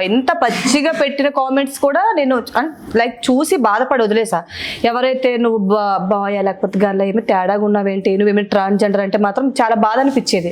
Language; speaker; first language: Telugu; non-native, local second language; Bangla